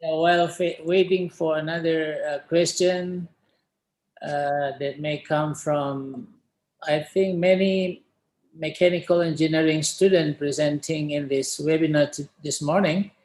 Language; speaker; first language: English; non-native, fluent; Indonesian